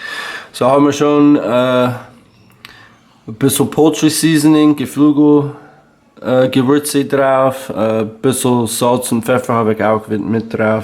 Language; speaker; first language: German; non-native, learner; English